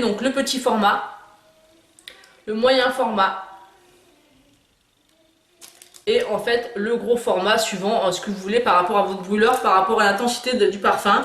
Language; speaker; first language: French; native; French